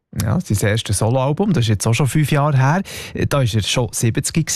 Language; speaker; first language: German; native; German